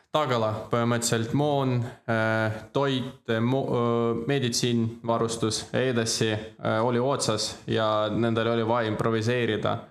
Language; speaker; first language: Estonian; non-native, learner; Ukrainian